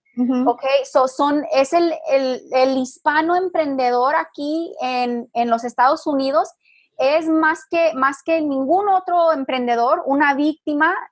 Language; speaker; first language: Spanish; early bilingual, heritage; Spanish